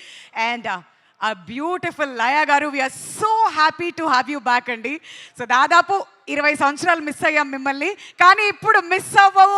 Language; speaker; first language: Telugu; native; Telugu